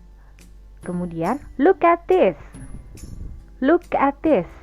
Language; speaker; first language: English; non-native, fluent; Indonesian